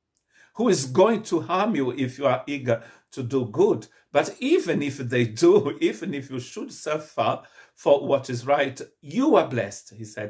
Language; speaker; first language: English; non-native, fluent; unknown